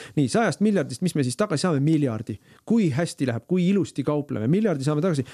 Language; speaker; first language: Estonian; native; Estonian